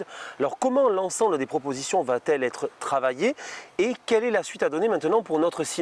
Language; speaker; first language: French; native; French